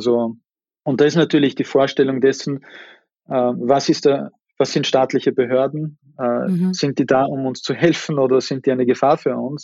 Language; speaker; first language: German; native; German